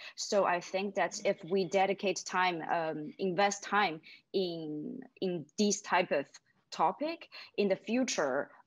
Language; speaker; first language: English; non-native, fluent; Chinese